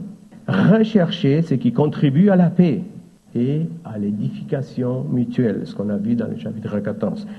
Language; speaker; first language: French; native; French